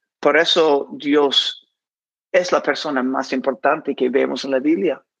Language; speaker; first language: Spanish; non-native, fluent; English